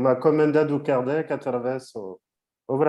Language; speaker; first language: Portuguese; non-native, fluent; French